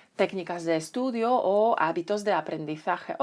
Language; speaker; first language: Spanish; non-native, fluent; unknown